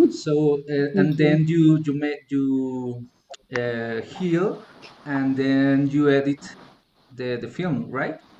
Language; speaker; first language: English; non-native, learner; Spanish